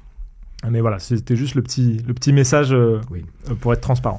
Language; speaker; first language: French; native; French